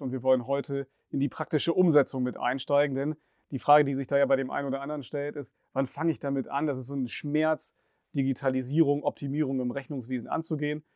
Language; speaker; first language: German; native; German